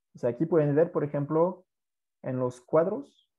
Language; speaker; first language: Spanish; non-native, fluent; French